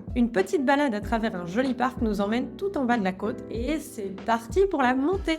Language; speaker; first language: French; native; French